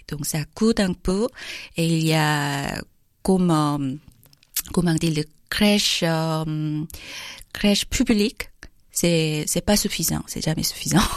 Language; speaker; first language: French; non-native, learner; Korean